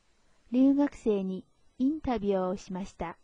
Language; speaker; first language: Japanese; non-native, fluent; Chinese